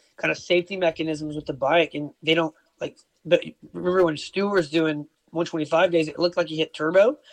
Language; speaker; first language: English; native; English